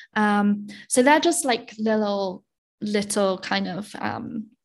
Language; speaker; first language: English; native; English